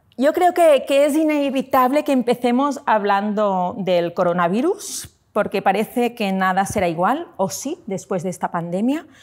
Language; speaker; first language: Spanish; non-native, local second language; Catalan